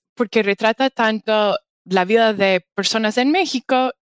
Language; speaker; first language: Spanish; non-native, fluent; English